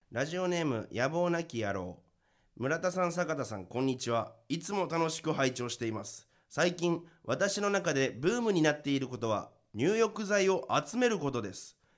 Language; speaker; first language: Japanese; native; Japanese